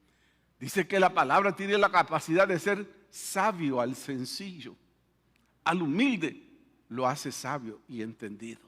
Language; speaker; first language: Spanish; native; Spanish